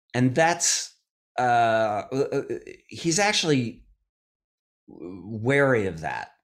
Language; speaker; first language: English; native; English